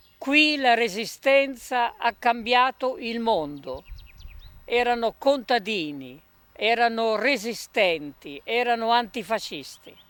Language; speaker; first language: Italian; native; Italian